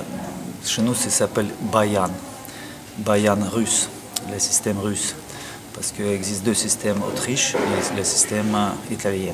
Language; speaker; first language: French; non-native, learner; Russian